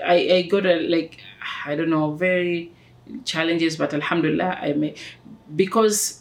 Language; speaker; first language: English; non-native, local second language; Swahili